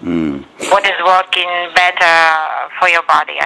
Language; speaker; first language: English; non-native, fluent; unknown